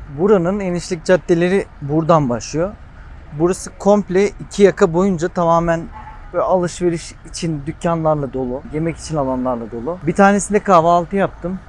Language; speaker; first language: Turkish; non-native, local second language; Kurdish